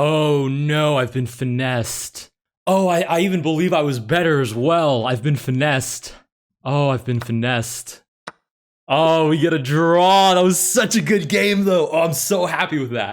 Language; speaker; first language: English; native; English